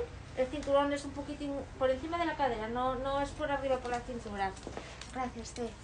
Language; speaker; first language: Spanish; native; Spanish